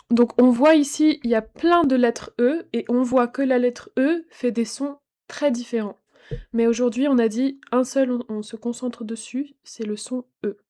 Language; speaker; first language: French; native; French